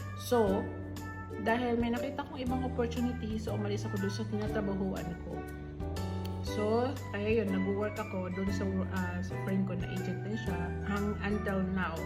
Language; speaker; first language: Filipino; non-native, local second language; Cebuano